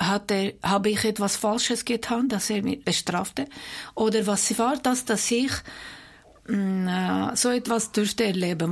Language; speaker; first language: German; non-native, fluent; Armenian